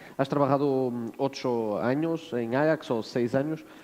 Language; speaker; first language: Spanish; non-native, fluent; Portuguese